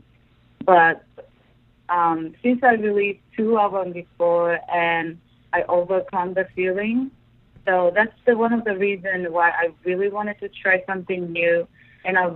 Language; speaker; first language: English; non-native, fluent; Japanese